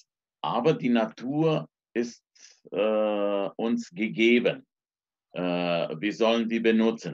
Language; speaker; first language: German; non-native, fluent; Romanian